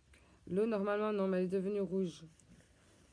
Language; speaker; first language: French; native; French